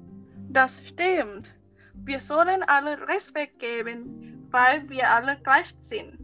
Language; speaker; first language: German; non-native, learner; Thai